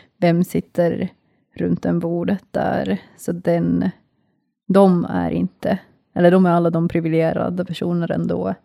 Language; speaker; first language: Swedish; non-native, local second language; Finnish